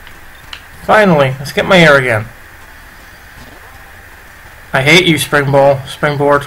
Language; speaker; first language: English; native; English